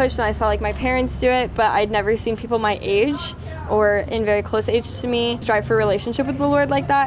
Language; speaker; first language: English; native; English